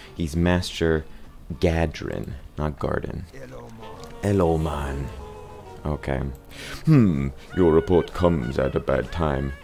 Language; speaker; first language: English; native; English